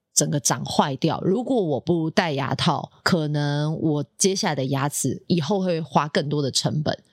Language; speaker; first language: Chinese; native; Chinese